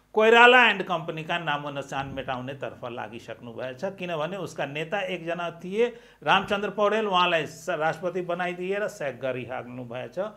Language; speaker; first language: Nepali; non-native, local second language; Maithili